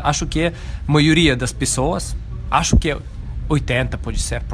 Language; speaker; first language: Portuguese; non-native, learner; Russian